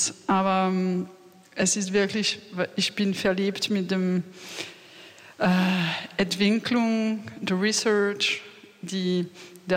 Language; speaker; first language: German; non-native, learner; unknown